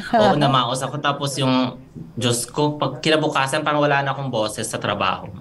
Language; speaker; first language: Filipino; non-native, local second language; Cebuano